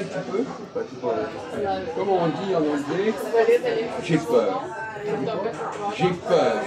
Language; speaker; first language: French; native; French